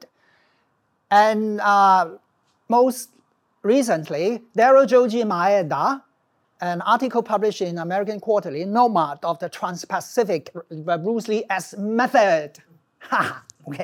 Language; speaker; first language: English; non-native, local second language; Cantonese